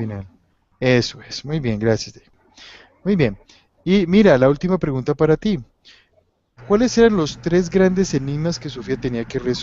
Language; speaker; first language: Spanish; native; Spanish